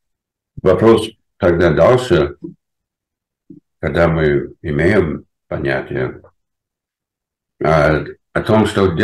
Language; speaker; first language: Russian; non-native, fluent; English